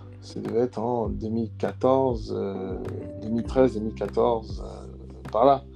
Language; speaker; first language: French; early bilingual, other home language; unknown